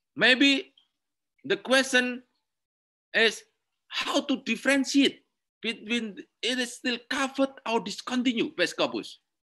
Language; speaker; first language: English; non-native, learner; Indonesian